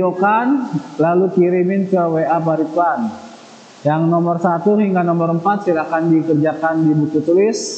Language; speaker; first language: Indonesian; native; Indonesian